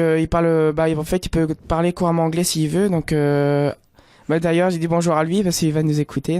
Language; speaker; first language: French; native; French